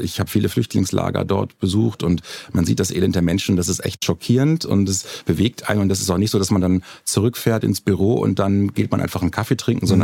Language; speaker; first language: German; native; German